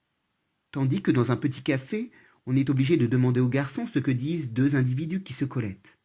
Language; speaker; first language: French; native; French